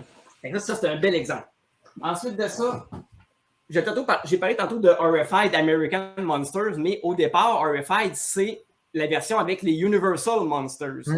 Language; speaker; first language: French; native; French